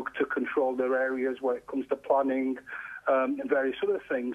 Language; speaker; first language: English; native; English